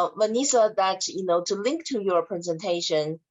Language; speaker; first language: English; non-native, fluent; Chinese